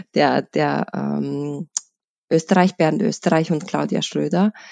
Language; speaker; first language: German; non-native, fluent; Bosnian